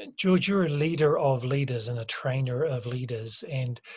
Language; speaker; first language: English; native; English